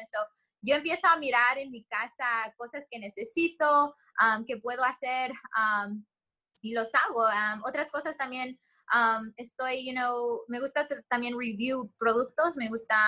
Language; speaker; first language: Spanish; early bilingual, heritage; Spanish